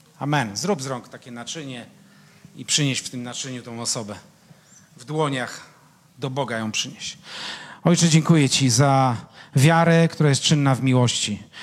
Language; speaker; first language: Polish; native; Polish